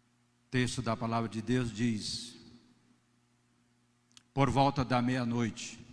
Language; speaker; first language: Portuguese; native; Portuguese